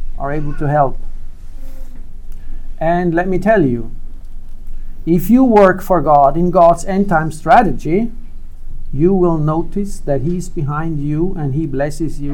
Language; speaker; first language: English; non-native, fluent; Swiss German